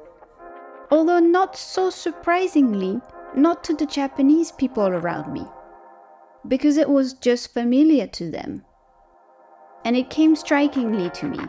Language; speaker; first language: English; non-native, fluent; French